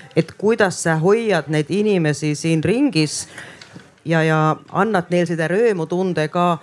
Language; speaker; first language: Estonian; non-native, fluent; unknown